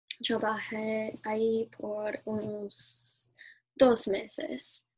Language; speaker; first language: Spanish; non-native, learner; English